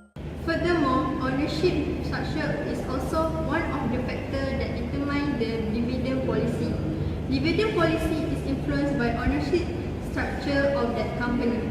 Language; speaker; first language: English; non-native, learner; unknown